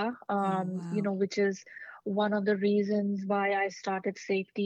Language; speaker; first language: English; non-native, local second language; Hindi